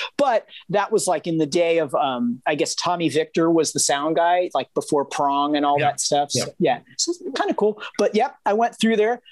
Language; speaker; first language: English; native; English